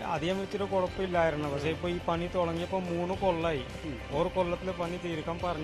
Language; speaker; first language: Malayalam; non-native, local second language; Hindi